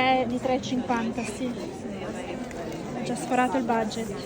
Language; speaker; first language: Italian; native; Italian